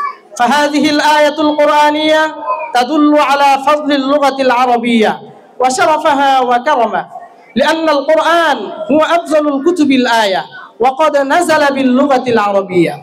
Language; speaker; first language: Arabic; non-native, learner; Bangla